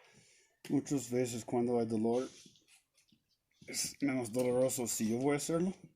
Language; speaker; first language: Spanish; non-native, learner; English